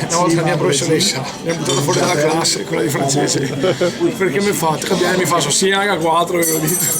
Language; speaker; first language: Italian; native; Italian